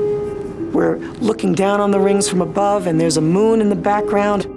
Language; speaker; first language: English; native; English